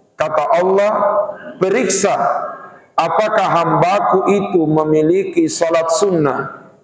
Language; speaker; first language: Malay; non-native, local second language; Buginese